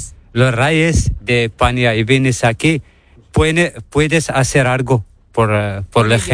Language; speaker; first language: Spanish; non-native, learner; Arabic